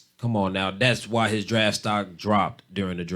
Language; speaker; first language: English; native; English